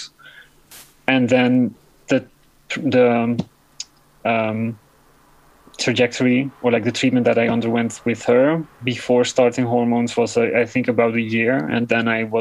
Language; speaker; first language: English; non-native, fluent; Dutch